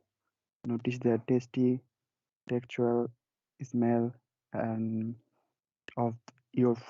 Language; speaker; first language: English; non-native, learner; Bangla